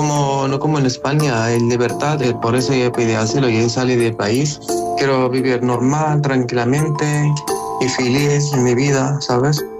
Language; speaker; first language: Spanish; non-native, learner; Arabic